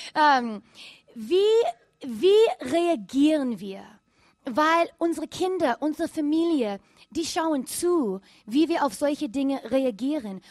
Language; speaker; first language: German; non-native, fluent; English